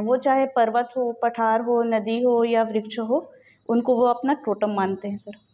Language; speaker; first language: Hindi; native; Hindi